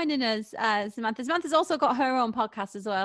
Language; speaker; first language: English; native; English